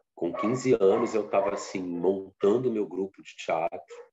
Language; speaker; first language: Portuguese; native; Portuguese